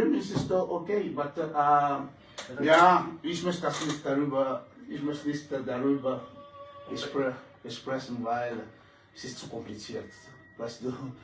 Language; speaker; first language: German; non-native, fluent; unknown